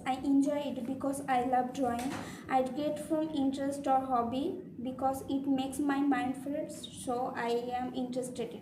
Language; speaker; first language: English; non-native, learner; Bangla